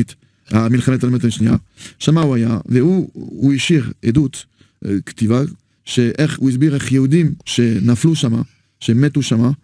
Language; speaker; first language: Hebrew; non-native, fluent; French